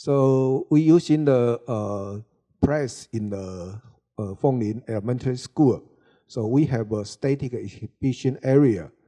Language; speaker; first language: English; non-native, learner; Chinese